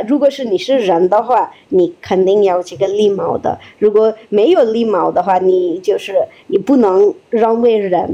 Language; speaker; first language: Chinese; non-native, fluent; Nepali